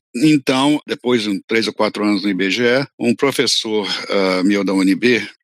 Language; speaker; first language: Portuguese; native; Portuguese